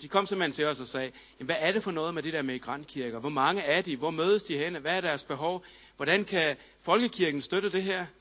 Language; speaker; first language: Danish; native; Danish